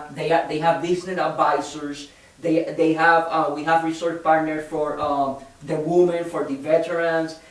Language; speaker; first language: English; non-native, fluent; Spanish